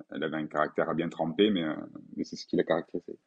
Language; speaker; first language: French; native; French